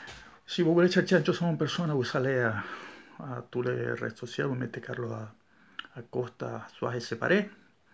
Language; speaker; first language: French; non-native, learner; Spanish